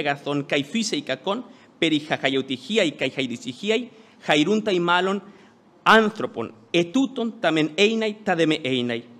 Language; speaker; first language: Greek; non-native, fluent; Spanish